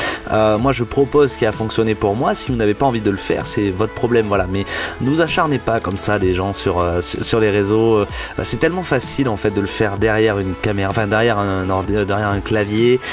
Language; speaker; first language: French; native; French